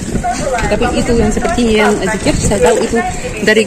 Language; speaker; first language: Indonesian; non-native, learner; Russian